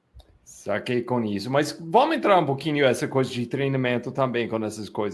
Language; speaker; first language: Portuguese; non-native, fluent; English